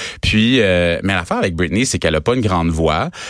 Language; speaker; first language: French; native; French